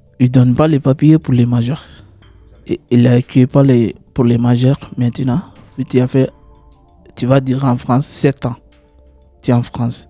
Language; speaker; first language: French; non-native, learner; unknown